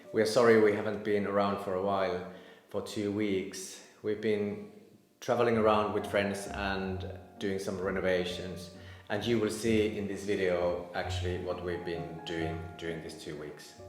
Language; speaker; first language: English; non-native, fluent; Finnish